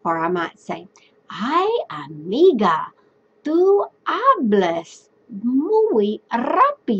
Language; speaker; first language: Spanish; non-native, fluent; English